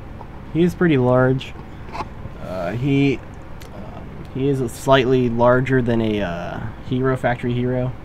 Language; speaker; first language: English; native; English